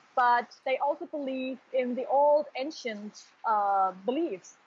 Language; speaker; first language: English; non-native, fluent; German